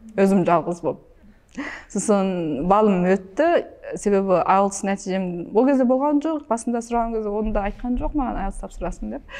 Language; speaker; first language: Kazakh; early bilingual, heritage; Kazakh